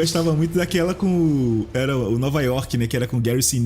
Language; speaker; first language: Portuguese; native; Portuguese